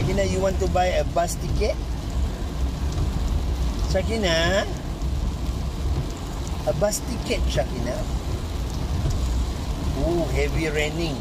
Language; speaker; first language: English; non-native, learner; Malay